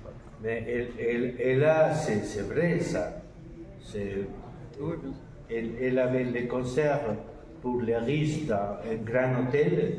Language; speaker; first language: French; non-native, learner; Spanish